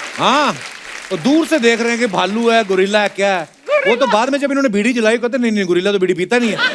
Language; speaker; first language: Hindi; non-native, local second language; Punjabi